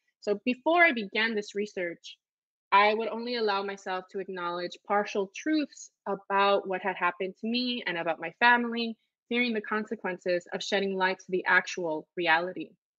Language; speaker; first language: English; early bilingual, other home language; Spanish